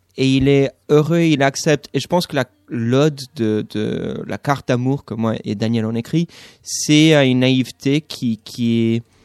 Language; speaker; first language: French; non-native, fluent; English